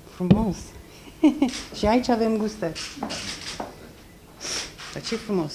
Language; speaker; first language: Romanian; non-native, fluent; English